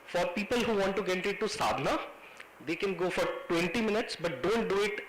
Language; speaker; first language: English; non-native, local second language; Hindi